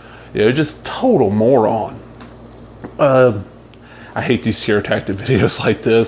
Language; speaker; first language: English; native; English